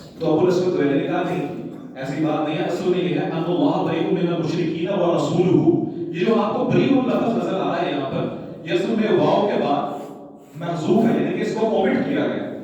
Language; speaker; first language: Urdu; non-native, local second language; Punjabi